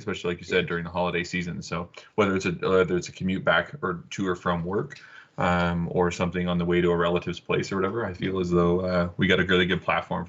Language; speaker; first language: English; native; English